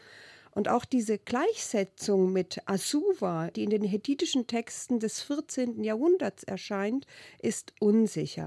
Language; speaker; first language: German; native; German